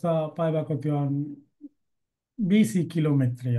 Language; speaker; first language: Finnish; non-native, learner; Bangla